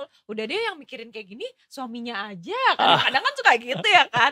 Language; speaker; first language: Indonesian; native; Indonesian